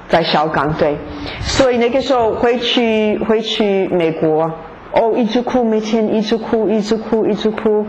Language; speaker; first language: Chinese; non-native, fluent; English